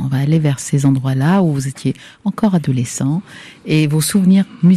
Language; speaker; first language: French; non-native, fluent; Arabic